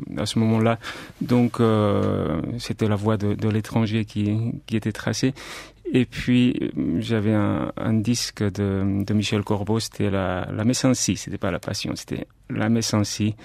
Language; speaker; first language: French; non-native, fluent; Catalan